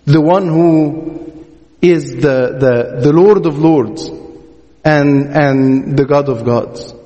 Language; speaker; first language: English; non-native, fluent; Arabic